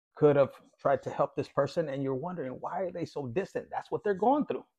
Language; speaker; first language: English; early bilingual, other home language; Spanish